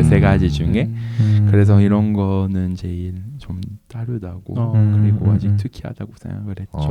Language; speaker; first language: Korean; non-native, fluent; French